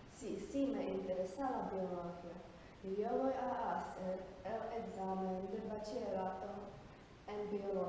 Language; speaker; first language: Spanish; non-native, learner; Czech